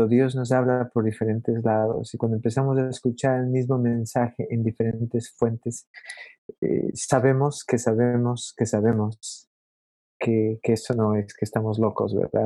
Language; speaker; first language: Spanish; native; Spanish